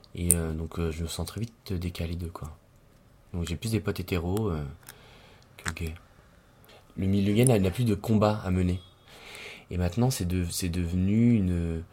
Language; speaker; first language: French; native; French